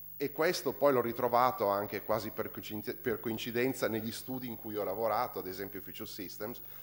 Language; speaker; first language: Italian; native; Italian